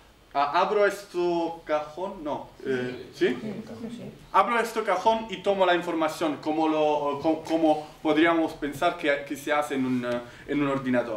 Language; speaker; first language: Spanish; non-native, fluent; Italian